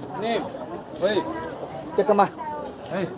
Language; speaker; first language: Korean; native; Korean